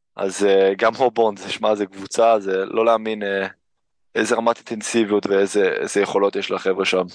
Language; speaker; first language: Hebrew; early bilingual, other home language; English